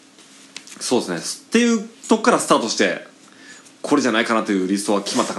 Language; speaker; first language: Japanese; native; Japanese